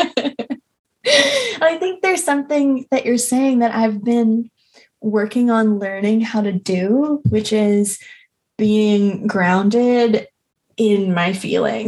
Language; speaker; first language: English; native; English